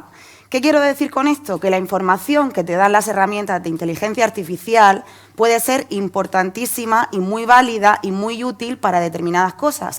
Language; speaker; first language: Spanish; native; Spanish